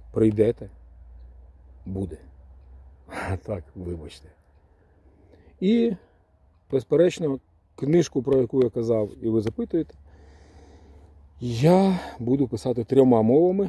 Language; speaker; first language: Ukrainian; non-native, local second language; Russian